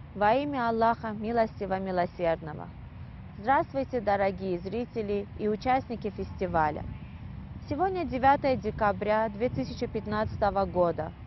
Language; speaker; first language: Russian; non-native, fluent; Persian